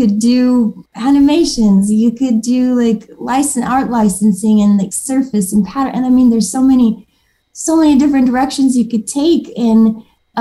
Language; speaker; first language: English; early bilingual, other home language; Romanian